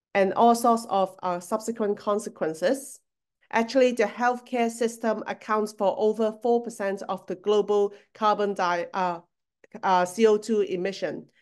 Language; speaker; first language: English; non-native, local second language; Cantonese